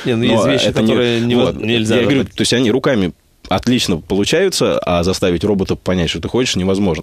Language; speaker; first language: Russian; native; Russian